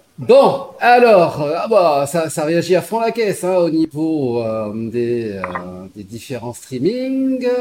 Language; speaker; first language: French; non-native, local second language; Arabic